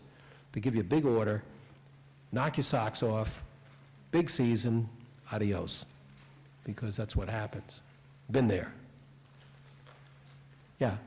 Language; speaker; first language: English; native; English